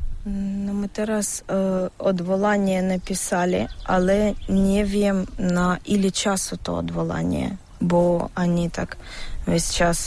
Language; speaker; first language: Ukrainian; non-native, local second language; Russian